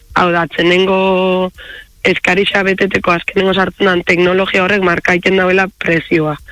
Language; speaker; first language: Basque; native; Basque